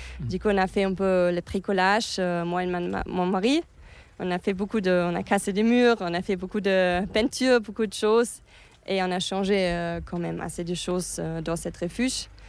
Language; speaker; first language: French; non-native, fluent; German